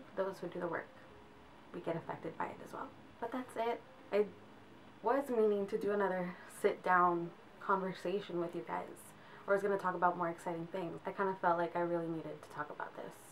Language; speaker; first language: English; native; English